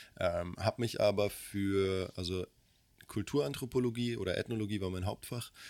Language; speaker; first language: German; early bilingual, other home language; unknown